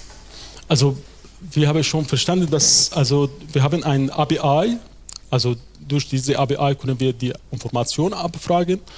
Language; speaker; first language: German; non-native, fluent; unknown